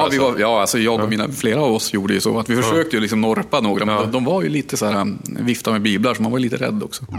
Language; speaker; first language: Swedish; native; Swedish